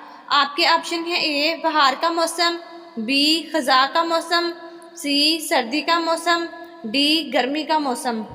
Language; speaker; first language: Urdu; native; Urdu